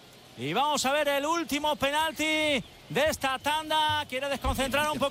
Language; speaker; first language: Spanish; native; Spanish